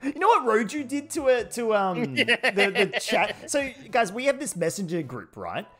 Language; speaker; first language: English; native; English